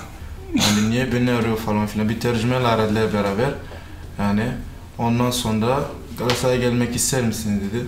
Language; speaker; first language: Turkish; non-native, fluent; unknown